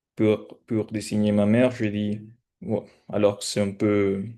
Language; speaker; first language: French; non-native, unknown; Spanish